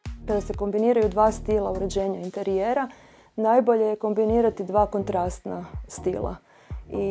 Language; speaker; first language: Croatian; native; Croatian